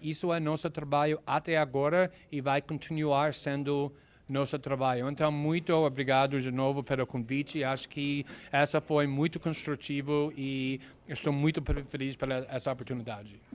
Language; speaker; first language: Portuguese; non-native, fluent; English